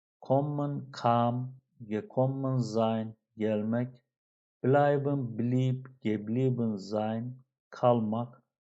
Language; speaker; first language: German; non-native, fluent; Turkish